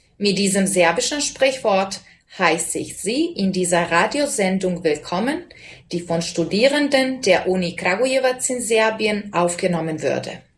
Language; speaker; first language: German; non-native, fluent; Serbian